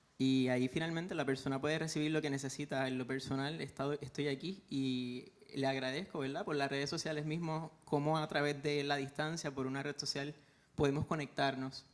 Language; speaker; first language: Spanish; native; Spanish